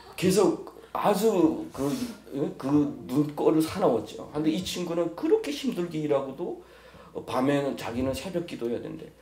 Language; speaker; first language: Korean; native; Korean